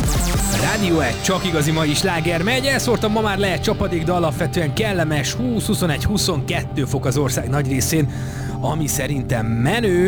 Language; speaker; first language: Hungarian; native; Hungarian